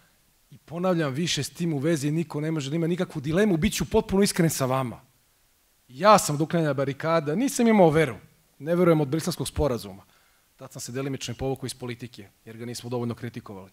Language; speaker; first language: Croatian; native; Croatian